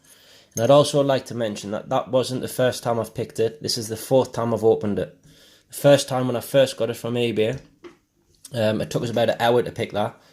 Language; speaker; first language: English; native; English